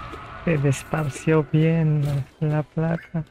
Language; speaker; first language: Spanish; non-native, fluent; Filipino